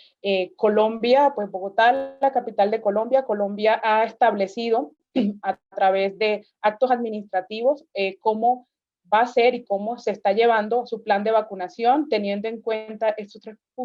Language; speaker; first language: Spanish; native; Spanish